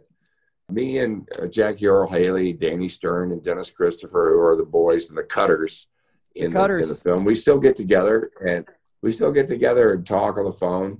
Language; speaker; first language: English; native; English